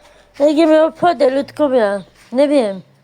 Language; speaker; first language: Slovak; non-native, local second language; Romany